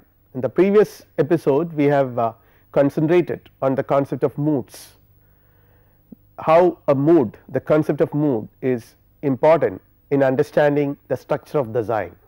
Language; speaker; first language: English; non-native, local second language; Malayalam